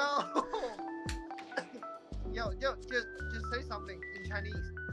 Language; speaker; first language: English; non-native, learner; Chinese